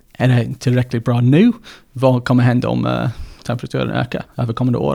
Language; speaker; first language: Swedish; non-native, fluent; English